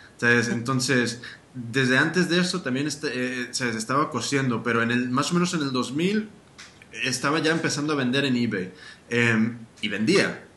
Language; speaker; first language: Spanish; early bilingual, heritage; Spanish